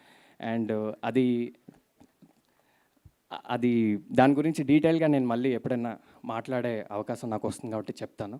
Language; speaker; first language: Telugu; native; Telugu